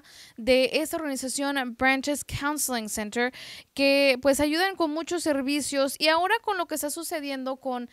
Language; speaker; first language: Spanish; native; Spanish